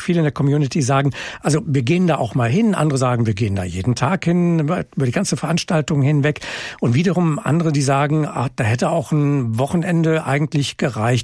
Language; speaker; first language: German; native; German